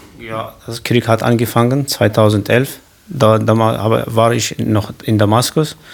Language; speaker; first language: German; non-native, learner; Kurdish